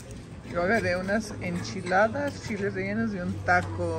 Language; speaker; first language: Spanish; native; Spanish